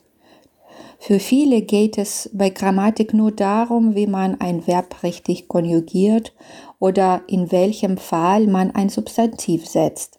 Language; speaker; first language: German; non-native, fluent; Belarusian